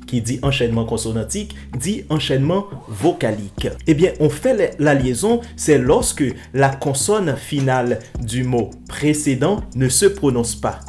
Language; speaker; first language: French; non-native, local second language; Haitian Creole